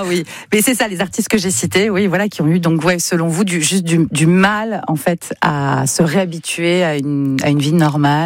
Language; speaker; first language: French; native; French